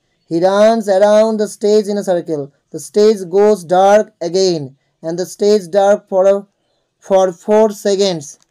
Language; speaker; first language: English; non-native, local second language; Bangla